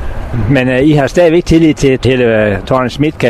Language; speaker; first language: Danish; native; Danish